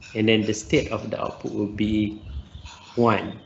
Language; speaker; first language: English; non-native, local second language; Malay